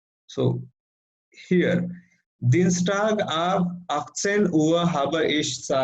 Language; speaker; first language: German; non-native, fluent; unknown